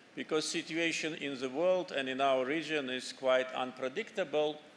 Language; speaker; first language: English; non-native, fluent; Azerbaijani